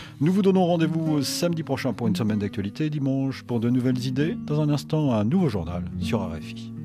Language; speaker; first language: French; native; French